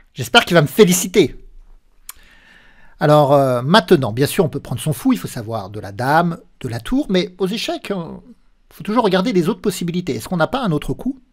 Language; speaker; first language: French; native; French